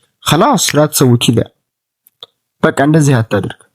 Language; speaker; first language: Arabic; non-native, fluent; Amharic